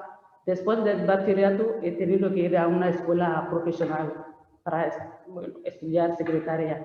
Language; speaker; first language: Spanish; non-native, learner; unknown